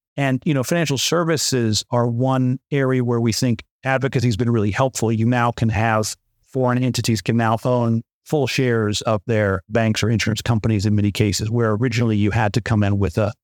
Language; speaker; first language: English; native; English